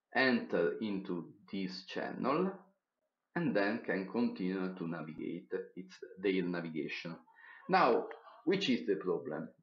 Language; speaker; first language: English; non-native, fluent; Italian